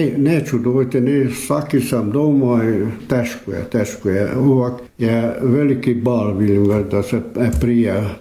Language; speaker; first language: Serbian; early bilingual, heritage; Croatian